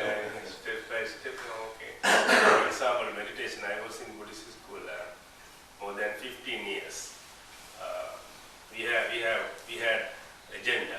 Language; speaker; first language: English; non-native, learner; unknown